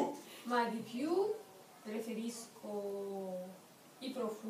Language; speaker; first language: Italian; non-native, learner; Russian